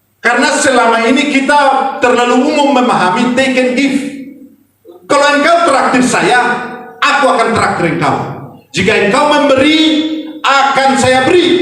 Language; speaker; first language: Indonesian; non-native, local second language; Batak Toba